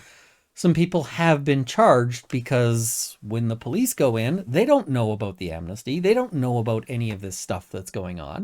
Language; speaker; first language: English; native; English